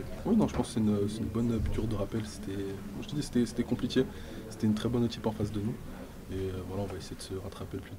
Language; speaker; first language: French; native; French